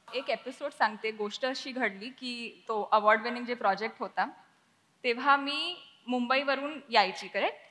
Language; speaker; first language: Marathi; non-native, local second language; Punjabi